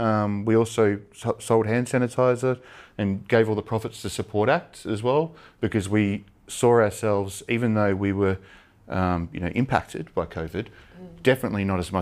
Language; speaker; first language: English; native; English